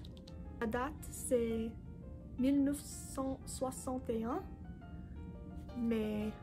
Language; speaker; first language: French; non-native, learner; English